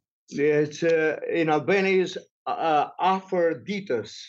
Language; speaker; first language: English; non-native, fluent; Albanian